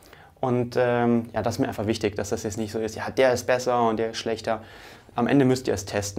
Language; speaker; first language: German; native; German